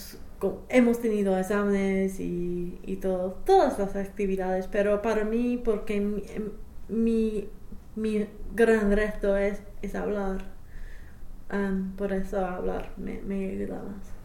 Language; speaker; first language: Spanish; non-native, fluent; English